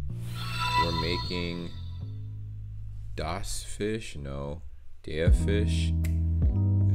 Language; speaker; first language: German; non-native, learner; English